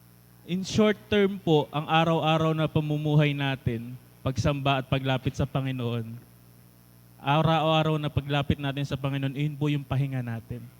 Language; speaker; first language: Filipino; native; Filipino